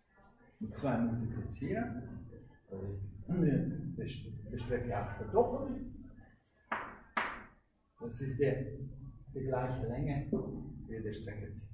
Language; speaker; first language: German; non-native, fluent; Hungarian